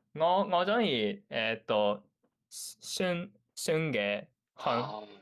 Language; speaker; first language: Cantonese; non-native, learner; Japanese